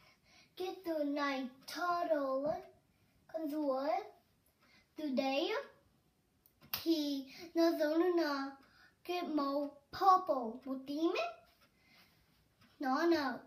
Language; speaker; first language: Vietnamese; early bilingual, heritage; Vietnamese